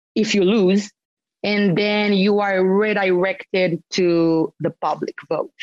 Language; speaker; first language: English; non-native, fluent; Romanian